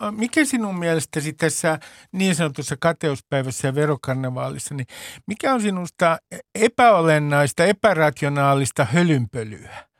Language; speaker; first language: Finnish; native; Finnish